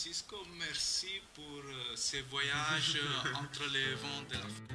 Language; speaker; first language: French; non-native, learner; Italian